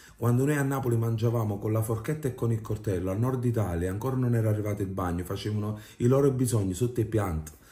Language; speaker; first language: Italian; native; Italian